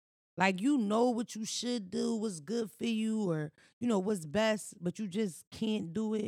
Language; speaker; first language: English; native; English